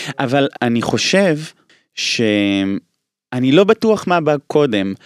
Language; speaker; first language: Hebrew; native; Hebrew